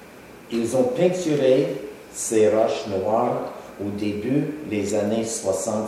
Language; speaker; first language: French; non-native, local second language; English